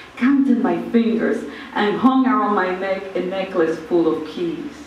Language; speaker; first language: English; non-native, local second language; Spanish